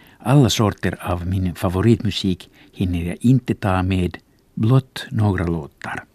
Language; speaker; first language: Swedish; non-native, local second language; Finnish